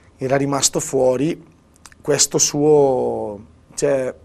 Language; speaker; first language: Italian; native; Italian